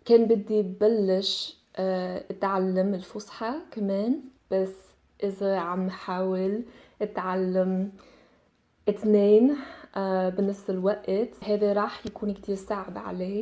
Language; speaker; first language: Arabic; non-native, learner; English